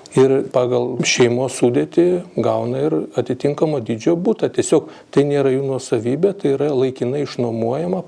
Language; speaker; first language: Lithuanian; native; Lithuanian